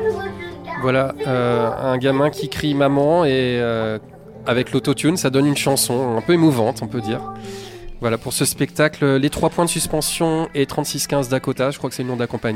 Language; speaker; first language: French; native; French